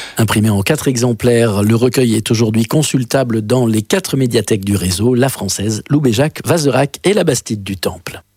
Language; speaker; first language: French; native; French